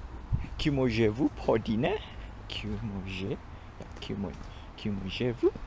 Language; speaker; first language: French; non-native, learner; English